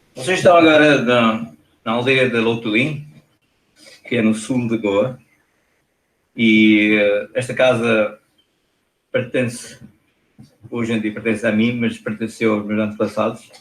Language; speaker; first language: Portuguese; non-native, fluent; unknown